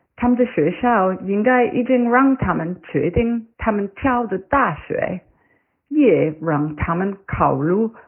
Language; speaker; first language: Chinese; non-native, learner; English